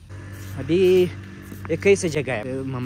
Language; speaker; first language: Hindi; non-native, learner; Pashto